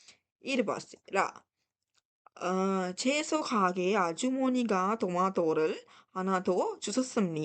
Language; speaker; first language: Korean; non-native, fluent; Sinhala